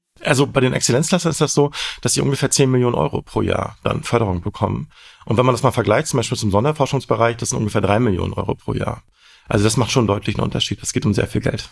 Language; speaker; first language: German; native; German